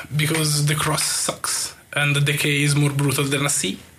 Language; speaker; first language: English; non-native, fluent; Italian